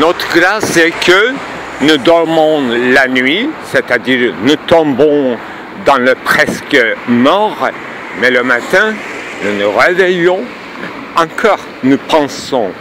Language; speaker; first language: French; non-native, fluent; Turkish